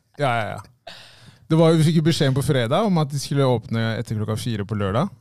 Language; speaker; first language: Norwegian; early bilingual, other home language; Tigrinya